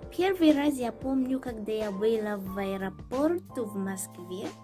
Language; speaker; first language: Russian; non-native, learner; Swahili